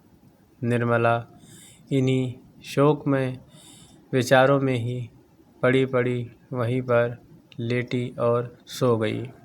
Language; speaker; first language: Hindi; native; Hindi